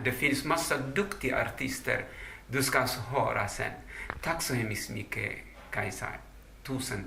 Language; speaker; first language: Swedish; non-native, fluent; Tigrinya